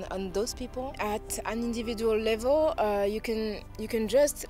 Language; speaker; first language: English; non-native, fluent; French